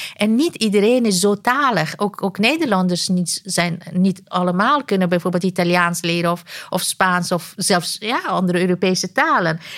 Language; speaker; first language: Dutch; non-native, fluent; Persian